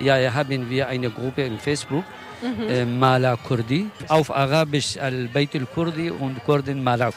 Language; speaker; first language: German; non-native, learner; Kurdish